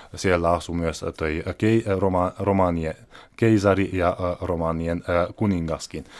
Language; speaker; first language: Finnish; non-native, fluent; Hungarian